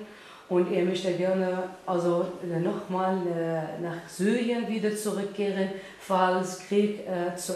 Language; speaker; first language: German; non-native, learner; Arabic